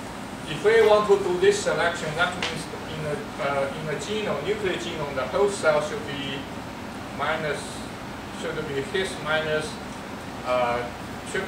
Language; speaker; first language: English; non-native, fluent; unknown